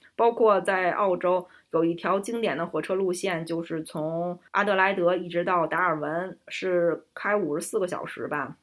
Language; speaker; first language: Chinese; native; Chinese